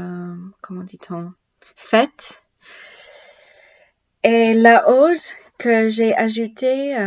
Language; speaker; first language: French; non-native, learner; English